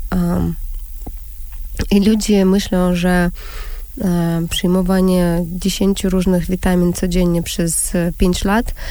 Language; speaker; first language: Polish; non-native, fluent; Russian